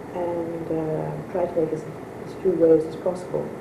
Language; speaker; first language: English; native; English